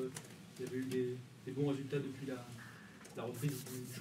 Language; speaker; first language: French; native; French